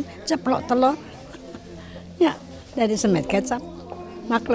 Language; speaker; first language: Dutch; non-native, learner; Indonesian